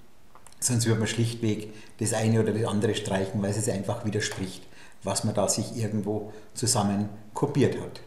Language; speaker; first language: German; native; German